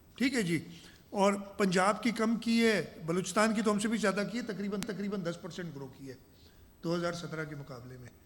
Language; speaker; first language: Urdu; non-native, local second language; Sindhi